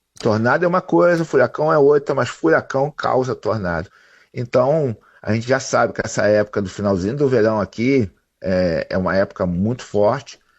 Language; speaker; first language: Portuguese; native; Portuguese